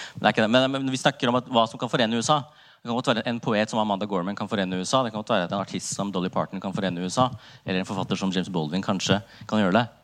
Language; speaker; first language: Norwegian; early bilingual, other home language; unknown